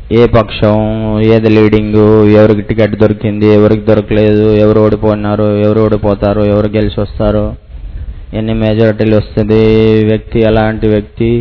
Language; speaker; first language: Telugu; non-native, fluent; Hindi